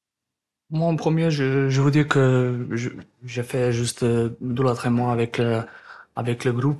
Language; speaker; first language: French; non-native, learner; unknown